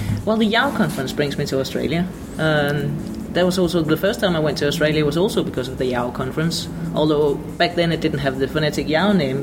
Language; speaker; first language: English; non-native, fluent; Danish